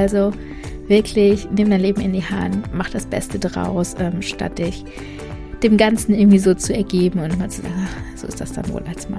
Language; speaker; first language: German; native; German